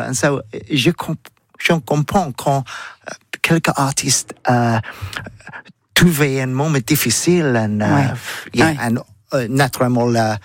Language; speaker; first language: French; non-native, learner; English